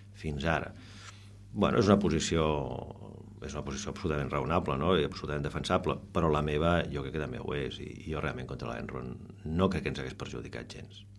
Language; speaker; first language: Catalan; non-native, local second language; Spanish